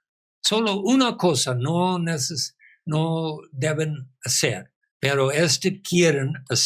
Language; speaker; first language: Spanish; non-native, fluent; English